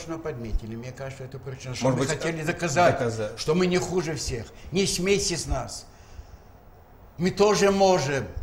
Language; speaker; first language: Russian; native; Russian